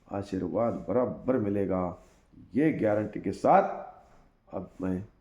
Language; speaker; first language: Hindi; non-native, local second language; Kannada